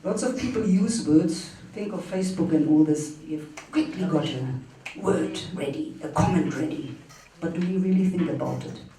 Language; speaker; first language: English; non-native, fluent; German